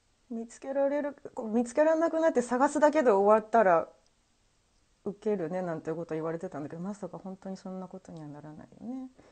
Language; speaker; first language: Japanese; early bilingual, heritage; Japanese